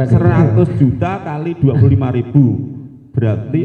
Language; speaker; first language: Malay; non-native, local second language; Javanese